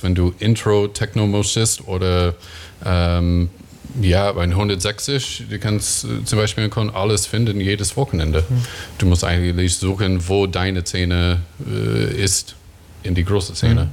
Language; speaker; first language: German; non-native, learner; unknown